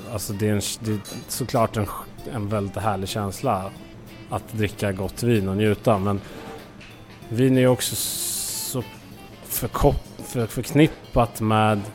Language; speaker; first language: Swedish; native; Swedish